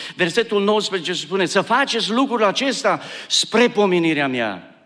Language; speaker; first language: Romanian; native; Romanian